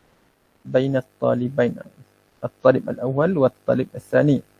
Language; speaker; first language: Arabic; non-native, fluent; Malay